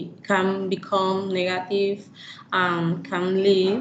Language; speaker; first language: English; non-native, learner; Spanish